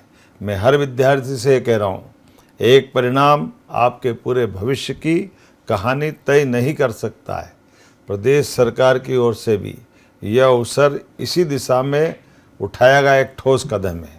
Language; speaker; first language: Hindi; native; Hindi